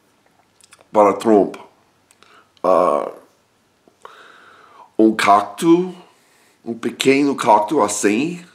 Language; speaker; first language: Portuguese; non-native, learner; English